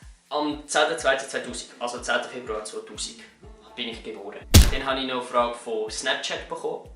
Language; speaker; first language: German; native; German